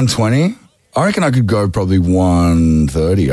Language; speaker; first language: English; native; English